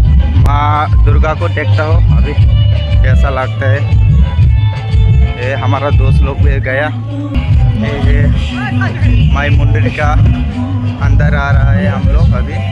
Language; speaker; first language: Hindi; non-native, local second language; Kok Borok